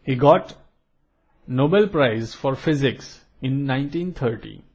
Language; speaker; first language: English; non-native, local second language; Gujarati